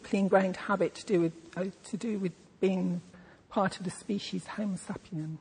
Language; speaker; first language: English; native; English